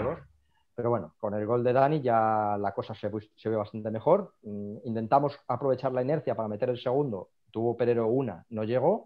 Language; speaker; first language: Spanish; native; Spanish